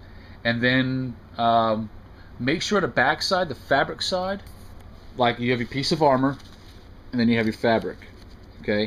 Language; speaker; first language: English; native; English